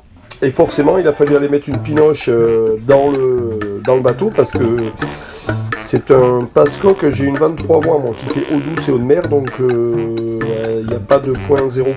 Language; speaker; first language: French; native; French